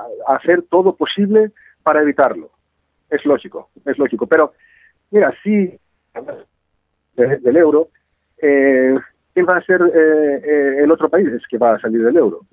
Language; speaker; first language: Spanish; non-native, fluent; Greek